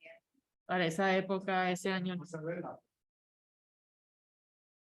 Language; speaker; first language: Spanish; native; Spanish